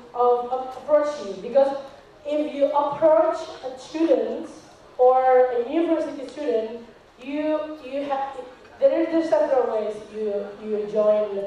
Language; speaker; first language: English; non-native, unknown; Indonesian